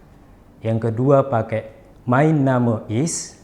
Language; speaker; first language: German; non-native, fluent; Indonesian